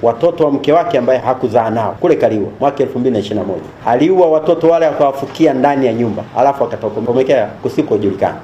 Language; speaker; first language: Swahili; native; Swahili